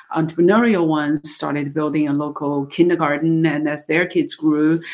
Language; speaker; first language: English; non-native, fluent; Chinese